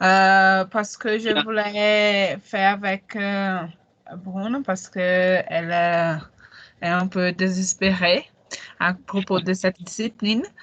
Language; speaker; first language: French; non-native, learner; Portuguese